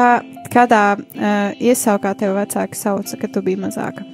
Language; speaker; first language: Latvian; native; Latvian